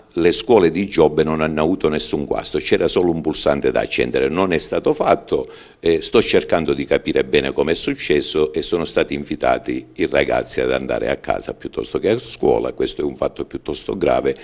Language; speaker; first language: Italian; native; Italian